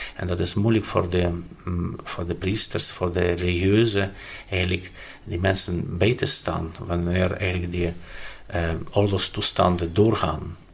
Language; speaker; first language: Dutch; non-native, fluent; Ukrainian